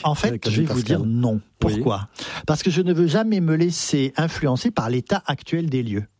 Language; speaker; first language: French; native; French